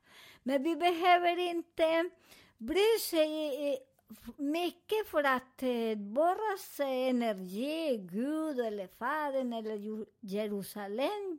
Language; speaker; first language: Swedish; non-native, learner; Spanish